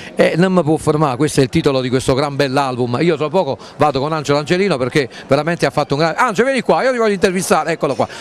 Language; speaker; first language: Italian; native; Italian